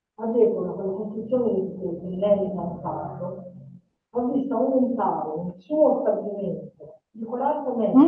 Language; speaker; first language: Italian; non-native, fluent; English